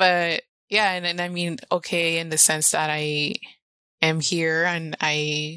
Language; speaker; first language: English; early bilingual, other home language; Spanish